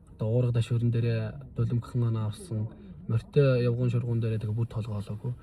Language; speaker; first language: Mongolian; native; Mongolian